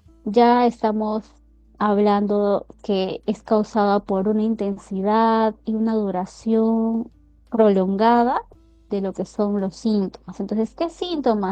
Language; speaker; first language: Spanish; native; Spanish